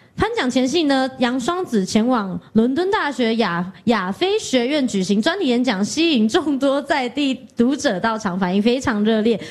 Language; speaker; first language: Chinese; native; Chinese